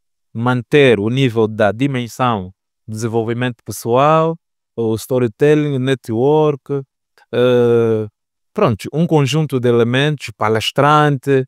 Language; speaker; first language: Portuguese; native; Portuguese